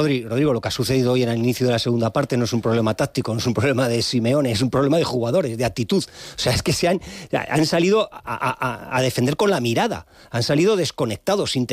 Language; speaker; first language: Spanish; native; Spanish